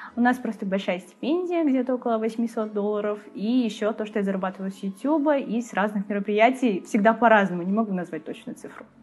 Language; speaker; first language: Russian; native; Russian